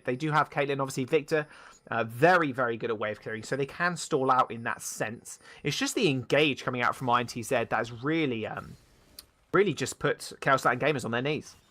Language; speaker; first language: English; native; English